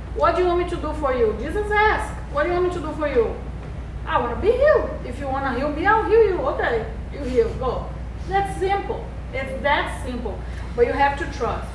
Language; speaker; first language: English; non-native, fluent; Portuguese